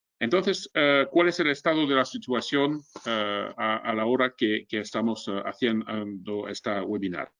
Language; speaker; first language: Spanish; non-native, fluent; French